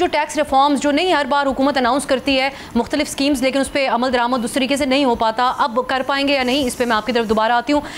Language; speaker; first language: Urdu; native; Urdu